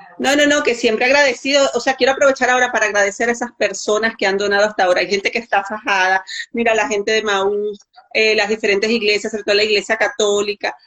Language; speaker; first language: Spanish; native; Spanish